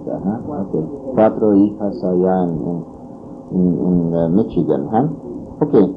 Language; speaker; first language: Spanish; non-native, fluent; English